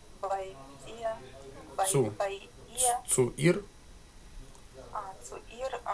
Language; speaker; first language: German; non-native, learner; Ukrainian